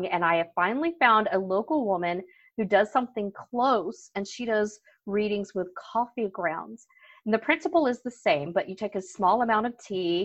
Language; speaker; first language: English; native; English